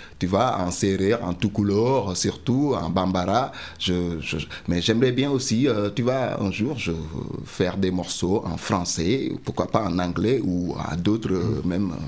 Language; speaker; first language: French; non-native, local second language; Wolof